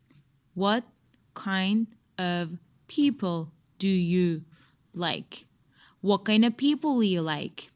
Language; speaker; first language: English; non-native, fluent; Persian